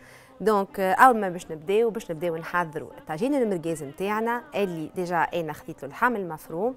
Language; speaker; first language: Arabic; native; Arabic